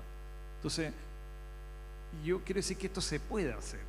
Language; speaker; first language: Spanish; native; Spanish